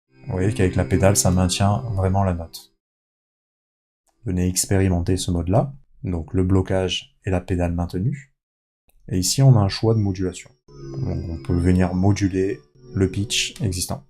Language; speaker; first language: French; native; French